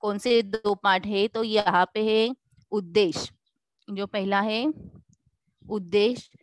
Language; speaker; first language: Hindi; non-native, local second language; Marathi